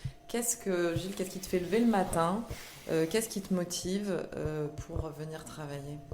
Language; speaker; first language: French; native; French